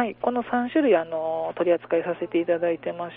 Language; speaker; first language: Japanese; native; Japanese